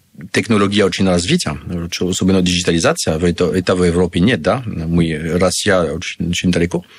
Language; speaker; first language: Russian; non-native, learner; French